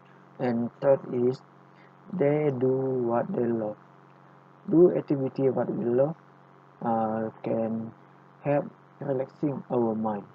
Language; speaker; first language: English; non-native, local second language; Malay